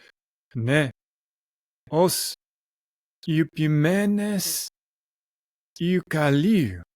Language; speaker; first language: Greek; non-native, learner; English